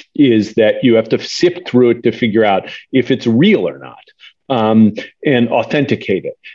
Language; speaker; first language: English; native; English